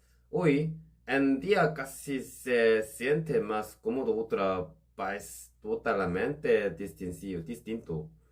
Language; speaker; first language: Spanish; non-native, learner; Korean